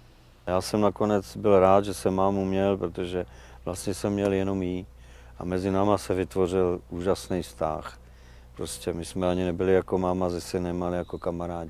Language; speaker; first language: Czech; early bilingual, heritage; Czech